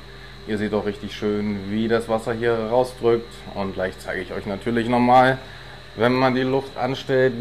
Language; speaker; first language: German; native; German